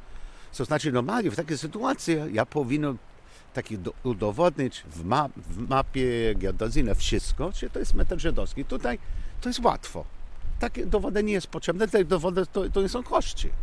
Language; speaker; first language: Polish; non-native, learner; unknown